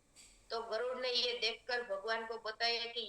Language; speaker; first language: Hindi; native; Hindi